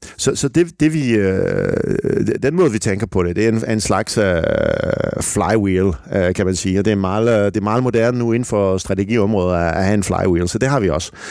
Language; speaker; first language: Danish; non-native, fluent; French